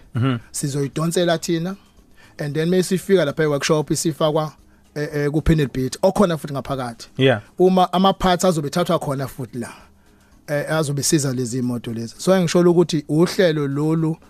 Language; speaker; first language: Zulu; native; Zulu